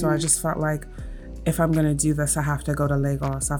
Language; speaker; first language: English; native; English